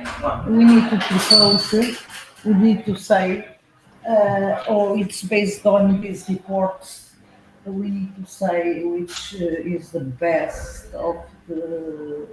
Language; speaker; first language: English; non-native, fluent; Portuguese